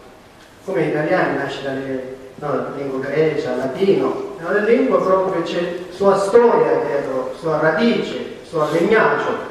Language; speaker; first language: Italian; non-native, learner; Tibetan